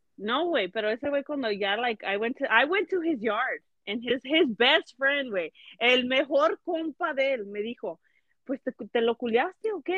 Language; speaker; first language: Spanish; early bilingual, heritage; Spanish